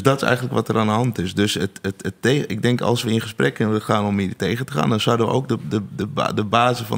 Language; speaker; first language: Dutch; native; Dutch